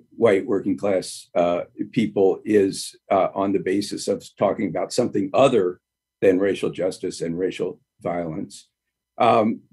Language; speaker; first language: English; native; English